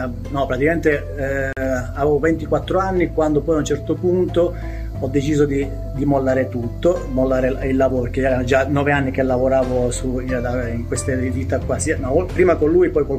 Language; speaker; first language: Italian; native; Italian